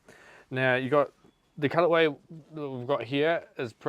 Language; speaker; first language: English; native; English